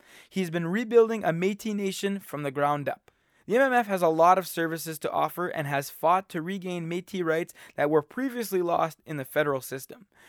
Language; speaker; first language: English; native; English